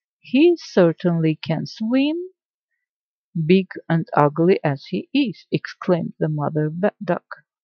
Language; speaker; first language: English; non-native, fluent; Armenian